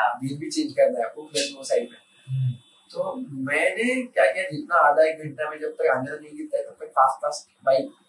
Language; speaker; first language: Hindi; non-native, local second language; Marathi